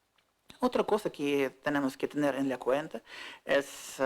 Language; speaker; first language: Spanish; non-native, fluent; Russian